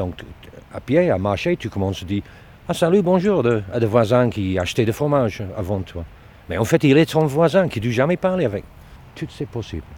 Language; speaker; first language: French; non-native, learner; English